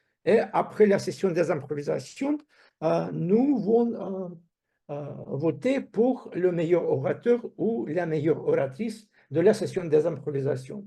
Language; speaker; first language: French; non-native, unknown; Russian